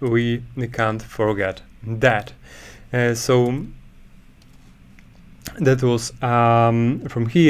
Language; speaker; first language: English; non-native, fluent; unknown